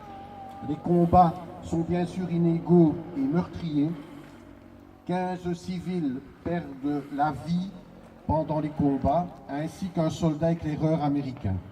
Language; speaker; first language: French; native; French